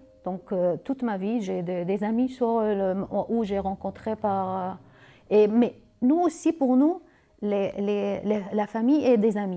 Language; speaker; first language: French; non-native, learner; Arabic